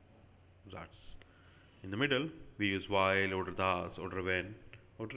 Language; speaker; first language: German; non-native, learner; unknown